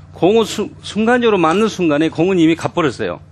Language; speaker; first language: Korean; native; Korean